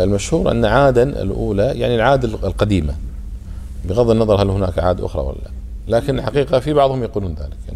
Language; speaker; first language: Arabic; native; Arabic